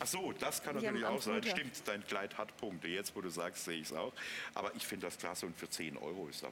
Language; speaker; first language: German; native; German